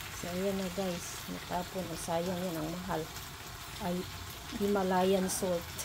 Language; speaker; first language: Filipino; non-native, local second language; Cebuano